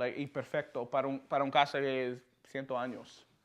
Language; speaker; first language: Spanish; non-native, learner; English